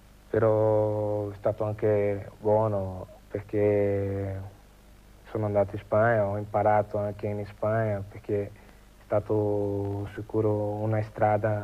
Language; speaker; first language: Italian; non-native, learner; Portuguese